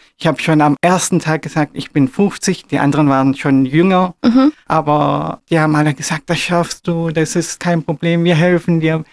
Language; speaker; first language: German; early bilingual, other home language; Turkish